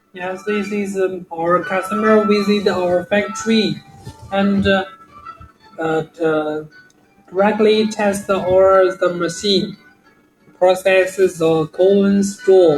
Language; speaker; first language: English; non-native, learner; Chinese